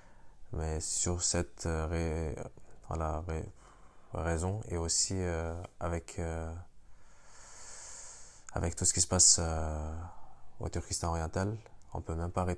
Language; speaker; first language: French; non-native, fluent; Uyghur